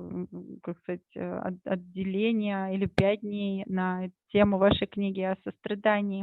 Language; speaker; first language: Russian; native; Russian